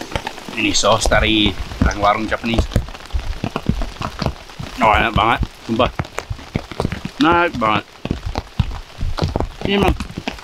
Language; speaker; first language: Indonesian; non-native, fluent; English